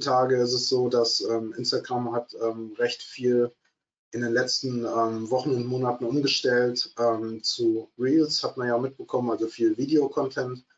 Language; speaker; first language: German; native; German